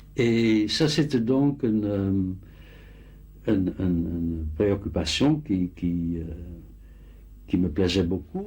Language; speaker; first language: French; non-native, fluent; Dutch